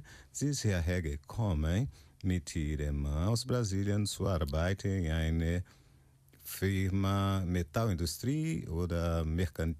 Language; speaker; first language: German; non-native, fluent; Portuguese